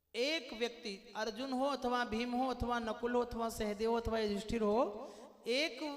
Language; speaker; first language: Hindi; non-native, local second language; Marathi